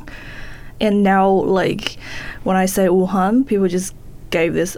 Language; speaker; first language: English; non-native, fluent; Chinese